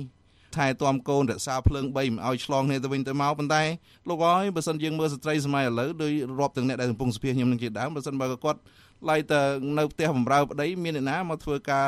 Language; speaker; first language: Khmer; native; Khmer